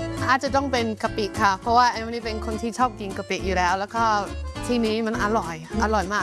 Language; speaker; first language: Thai; non-native, fluent; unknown